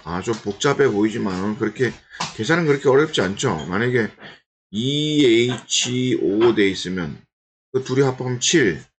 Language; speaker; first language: Korean; native; Korean